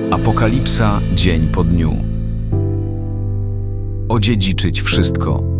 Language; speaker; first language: Polish; native; Polish